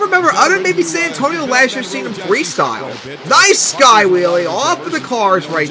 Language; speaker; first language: English; native; English